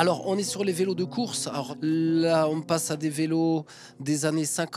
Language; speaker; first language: French; native; French